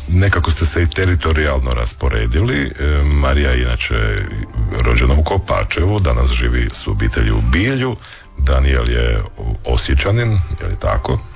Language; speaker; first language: Croatian; native; Croatian